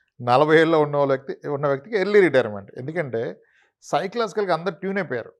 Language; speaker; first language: Telugu; non-native, local second language; Kannada